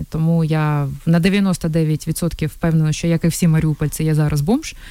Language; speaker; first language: Ukrainian; non-native, local second language; Russian